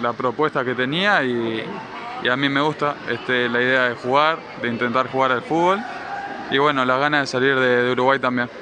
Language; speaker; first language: Spanish; native; Spanish